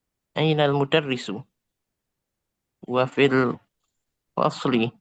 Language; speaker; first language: Arabic; non-native, learner; Indonesian